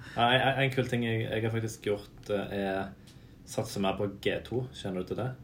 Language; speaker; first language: Norwegian; native; Norwegian